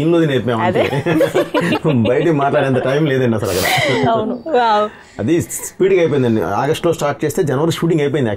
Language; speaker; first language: Telugu; native; Telugu